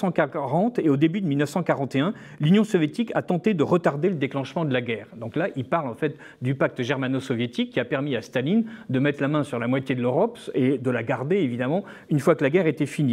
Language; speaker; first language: French; native; French